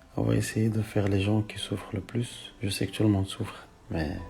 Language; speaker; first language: French; non-native, local second language; Arabic